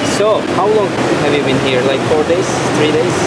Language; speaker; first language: English; non-native, learner; Turkish